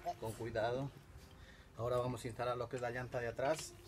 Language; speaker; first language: Spanish; native; Spanish